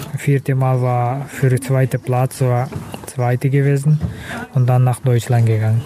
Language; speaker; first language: German; non-native, learner; Kazakh